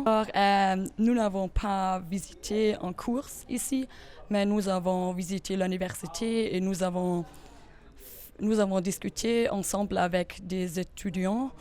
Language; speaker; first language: French; non-native, learner; German